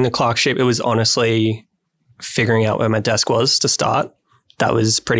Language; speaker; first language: English; native; English